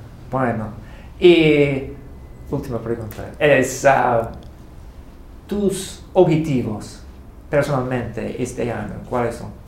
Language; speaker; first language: Spanish; non-native, learner; English